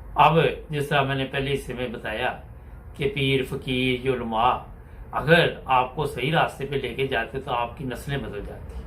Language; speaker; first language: Urdu; native; Urdu